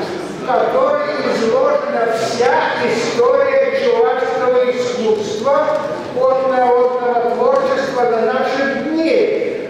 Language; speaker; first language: Russian; native; Russian